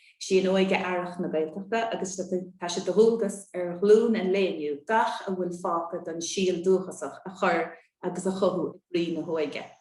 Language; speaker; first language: Irish; native; Irish